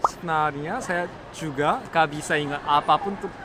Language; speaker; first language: Indonesian; non-native, learner; Korean